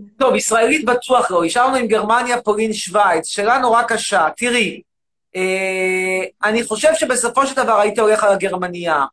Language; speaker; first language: Hebrew; native; Hebrew